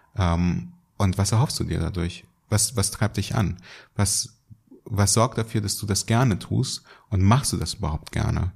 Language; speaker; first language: German; early bilingual, other home language; Russian